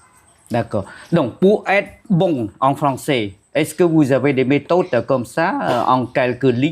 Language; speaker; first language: French; non-native, fluent; Khmer